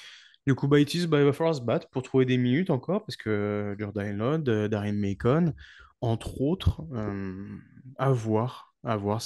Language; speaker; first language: French; native; French